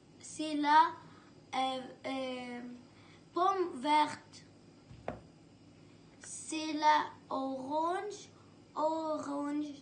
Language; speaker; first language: French; non-native, learner; Arabic